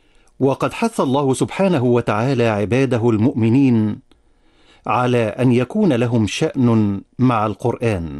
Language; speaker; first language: Arabic; native; Arabic